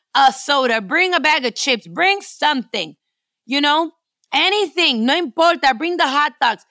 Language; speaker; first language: English; early bilingual, other home language; Spanish